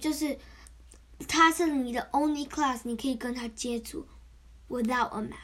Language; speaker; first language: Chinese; early bilingual, heritage; Chinese